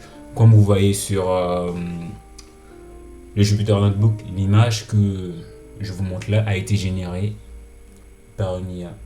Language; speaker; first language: French; native; French